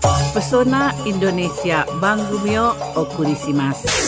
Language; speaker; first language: Japanese; non-native, fluent; Indonesian